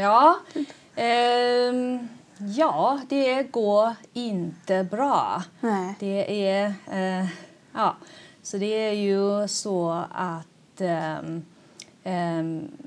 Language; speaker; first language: Swedish; non-native, fluent; Chinese